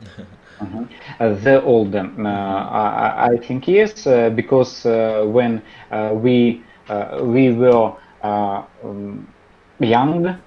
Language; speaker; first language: English; non-native, learner; Russian